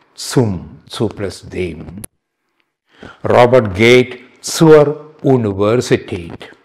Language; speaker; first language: German; non-native, fluent; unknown